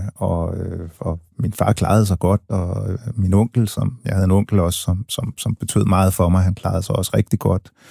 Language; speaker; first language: Danish; early bilingual, other home language; English